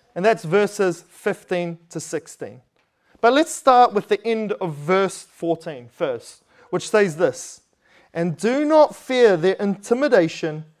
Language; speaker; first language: English; native; English